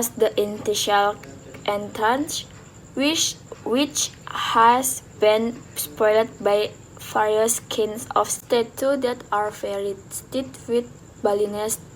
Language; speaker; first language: English; non-native, learner; Indonesian